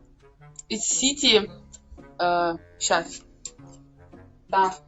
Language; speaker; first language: English; non-native, learner; Ukrainian